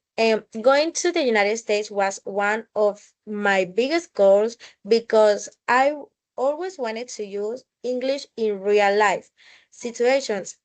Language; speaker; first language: English; non-native, fluent; Spanish